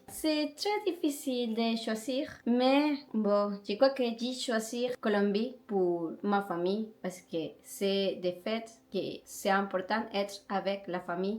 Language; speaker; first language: French; non-native, learner; Spanish